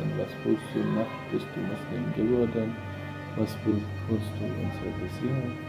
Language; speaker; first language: German; non-native, learner; Urdu